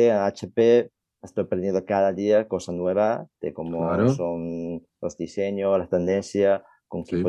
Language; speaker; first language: Spanish; non-native, fluent; Chinese